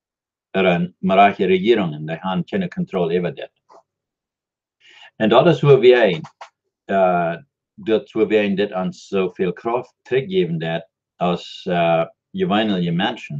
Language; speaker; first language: German; non-native, learner; Dutch